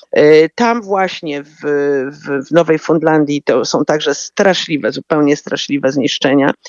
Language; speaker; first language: Polish; native; Polish